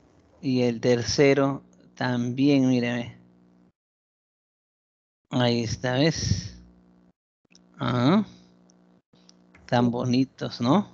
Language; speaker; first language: Spanish; native; Spanish